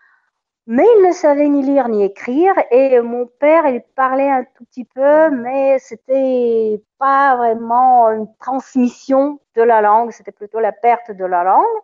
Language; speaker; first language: French; non-native, fluent; Russian